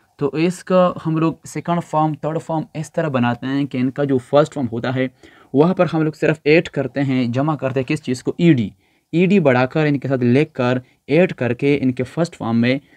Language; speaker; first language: Urdu; non-native, local second language; Pashto